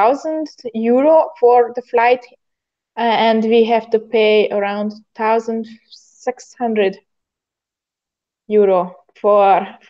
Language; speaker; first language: English; non-native, learner; Hungarian